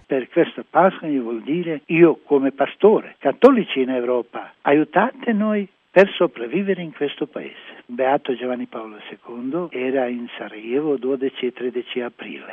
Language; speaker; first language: Italian; non-native, learner; Croatian